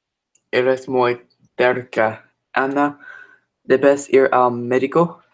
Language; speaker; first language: Spanish; non-native, learner; English